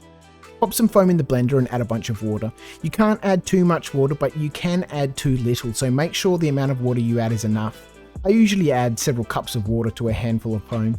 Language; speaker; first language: English; native; English